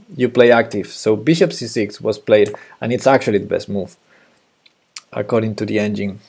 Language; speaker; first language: English; non-native, fluent; Spanish